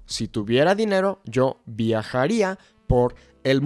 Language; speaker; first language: Spanish; non-native, fluent; English